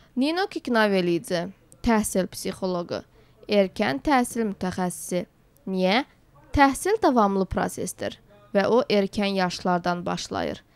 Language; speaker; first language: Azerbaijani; non-native, local second language; Georgian